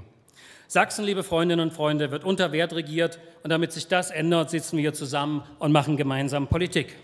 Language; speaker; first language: German; native; German